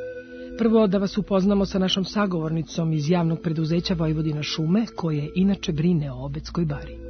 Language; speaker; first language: Serbian; native; Serbian